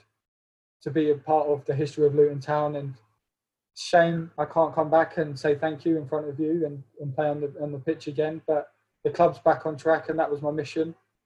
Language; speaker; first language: English; native; English